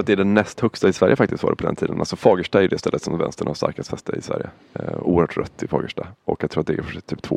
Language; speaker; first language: Swedish; native; Swedish